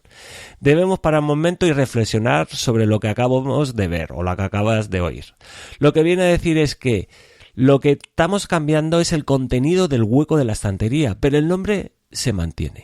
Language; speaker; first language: Spanish; native; Spanish